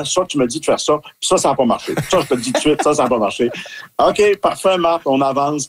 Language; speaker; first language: French; native; French